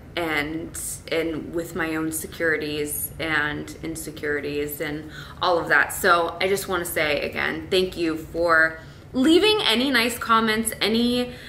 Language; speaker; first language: English; native; English